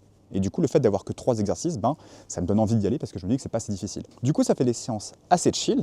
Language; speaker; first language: French; native; French